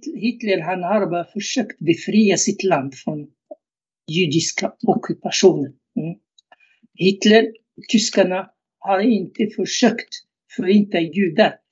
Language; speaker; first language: Swedish; non-native, fluent; Arabic